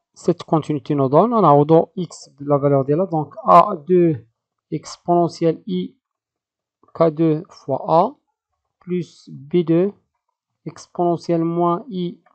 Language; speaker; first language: French; non-native, local second language; Arabic